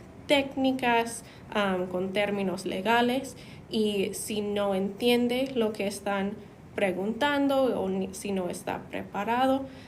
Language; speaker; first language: Spanish; non-native, fluent; English